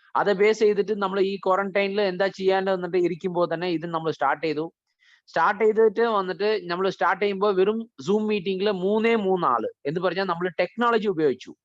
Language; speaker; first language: Malayalam; early bilingual, heritage; Malayalam